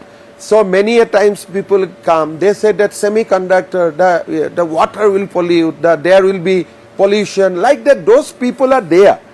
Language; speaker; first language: English; non-native, local second language; Assamese